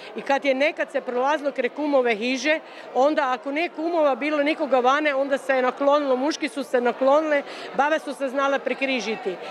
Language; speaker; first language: Croatian; native; Croatian